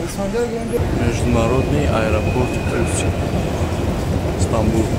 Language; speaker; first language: Russian; non-native, local second language; Tajik